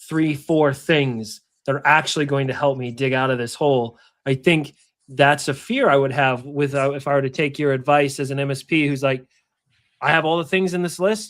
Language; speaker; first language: English; native; English